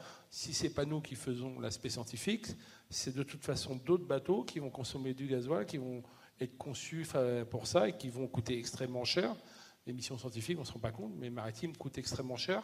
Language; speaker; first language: French; native; French